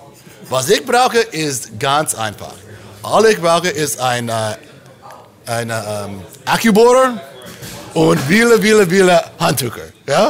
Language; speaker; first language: German; non-native, learner; English